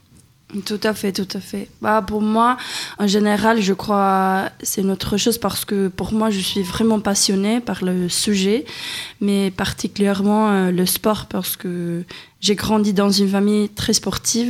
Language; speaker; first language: French; non-native, fluent; Swedish